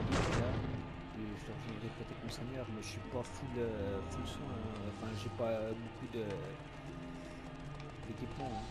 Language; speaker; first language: French; native; French